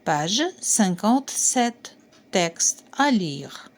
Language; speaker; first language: French; non-native, fluent; Ukrainian